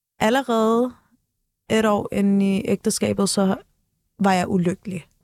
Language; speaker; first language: Danish; early bilingual, other home language; Turkish